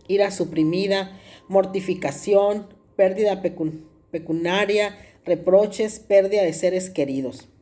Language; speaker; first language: Spanish; native; Spanish